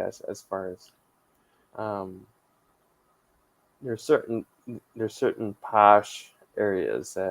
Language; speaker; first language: English; native; English